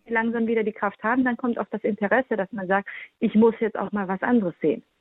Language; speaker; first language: German; early bilingual, heritage; German